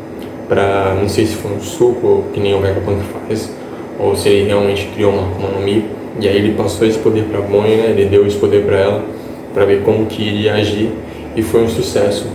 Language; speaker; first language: Portuguese; native; Portuguese